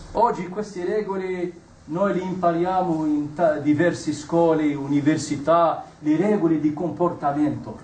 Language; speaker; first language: Italian; non-native, fluent; Arabic